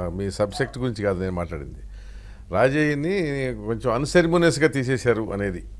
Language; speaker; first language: Telugu; native; Telugu